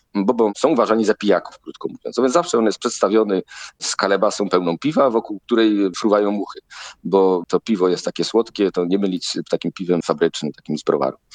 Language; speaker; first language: Polish; native; Polish